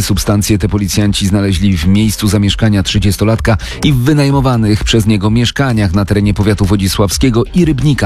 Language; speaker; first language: Polish; native; Polish